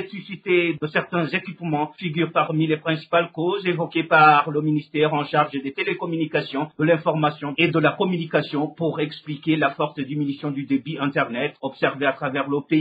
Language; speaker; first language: French; non-native, local second language; Rundi